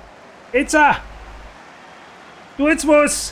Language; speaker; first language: German; native; German